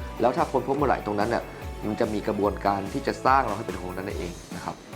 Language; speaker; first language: Thai; native; Thai